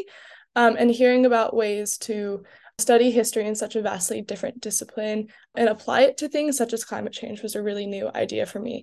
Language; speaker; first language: English; native; English